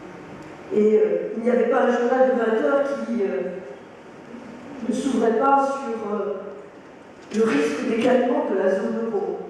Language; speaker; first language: French; native; French